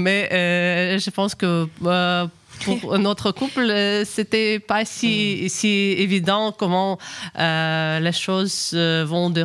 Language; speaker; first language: French; non-native, fluent; Ukrainian